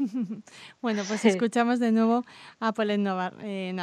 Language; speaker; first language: Spanish; native; Spanish